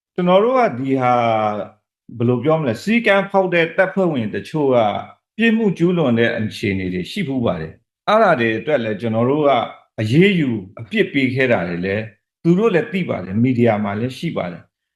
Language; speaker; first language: Burmese; native; Burmese